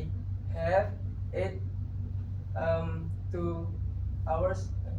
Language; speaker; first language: English; non-native, learner; Indonesian